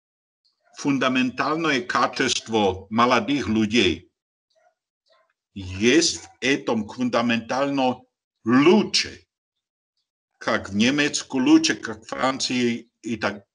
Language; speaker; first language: Russian; non-native, learner; Slovak